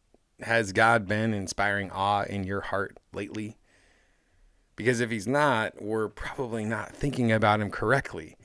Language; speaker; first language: English; native; English